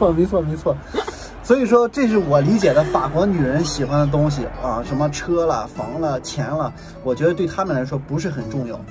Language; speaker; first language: Chinese; native; Chinese